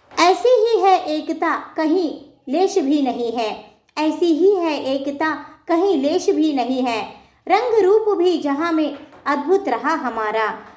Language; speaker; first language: Hindi; non-native, local second language; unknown